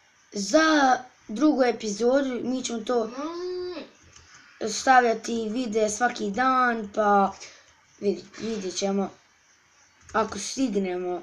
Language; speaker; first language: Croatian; early bilingual, heritage; Serbian